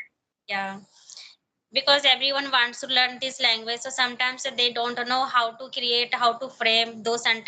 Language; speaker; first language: English; non-native, learner; Hindi